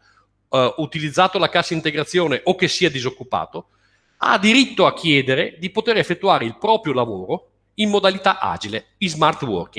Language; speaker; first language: Italian; native; Italian